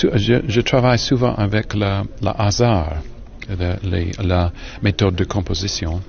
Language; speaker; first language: French; non-native, learner; English